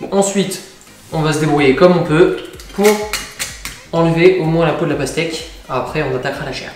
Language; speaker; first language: French; native; French